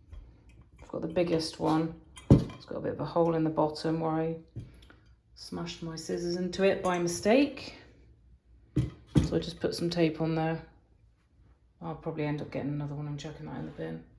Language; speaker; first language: English; native; English